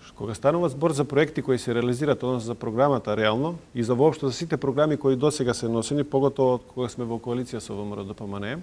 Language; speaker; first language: Macedonian; non-native, local second language; Serbian